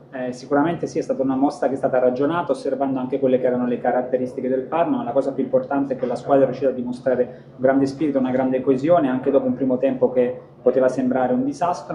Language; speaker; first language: Italian; native; Italian